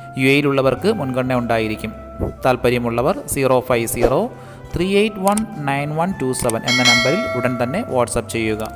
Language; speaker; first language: Malayalam; native; Malayalam